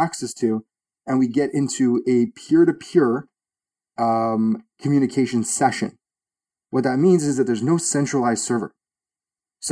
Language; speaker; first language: English; native; English